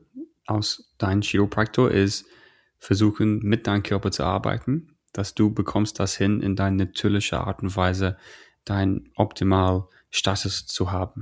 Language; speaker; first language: German; non-native, fluent; English